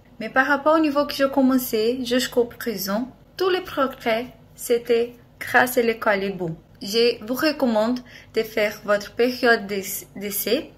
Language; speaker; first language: French; non-native, fluent; Portuguese